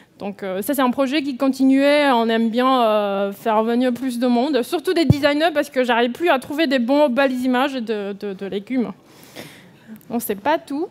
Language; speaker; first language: French; non-native, fluent; Chinese